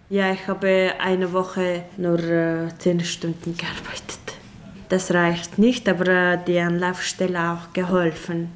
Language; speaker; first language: German; non-native, learner; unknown